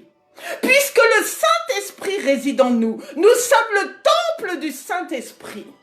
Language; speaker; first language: French; native; French